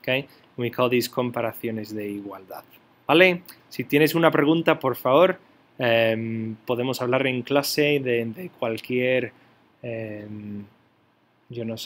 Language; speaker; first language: Spanish; non-native, fluent; English